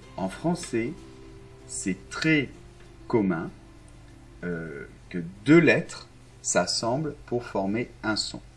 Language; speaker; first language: French; non-native, fluent; Arabic